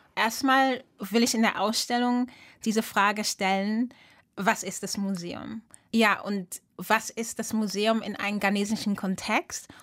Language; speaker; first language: German; early bilingual, other home language; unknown